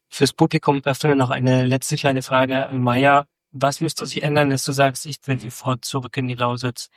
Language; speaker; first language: German; native; German